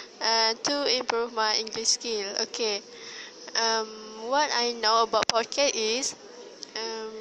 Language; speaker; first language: English; non-native, learner; Malay